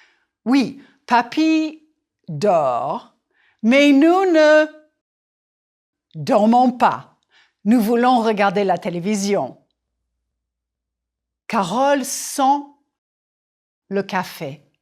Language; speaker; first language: French; non-native, fluent; English